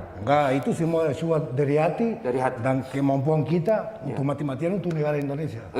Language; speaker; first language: Indonesian; non-native, learner; Spanish